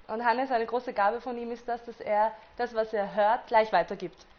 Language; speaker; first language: German; native; German